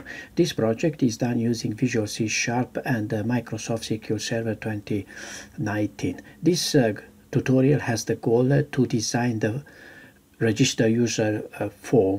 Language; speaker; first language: English; non-native, fluent; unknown